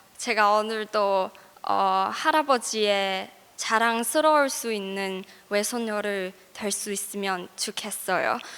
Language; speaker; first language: Korean; non-native, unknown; Cantonese